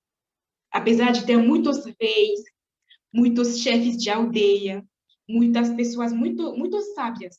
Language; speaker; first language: Portuguese; non-native, fluent; French